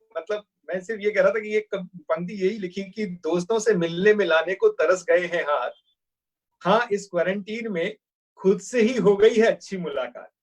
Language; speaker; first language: Hindi; native; Hindi